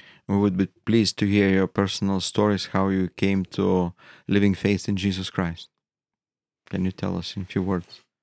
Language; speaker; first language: English; non-native, fluent; Lithuanian